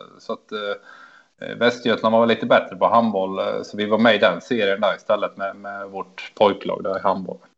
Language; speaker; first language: Swedish; native; Swedish